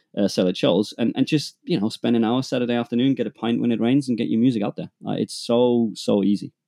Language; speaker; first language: English; non-native, fluent; German